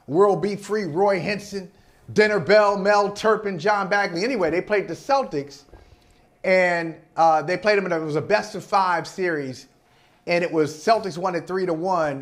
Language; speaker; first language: English; native; English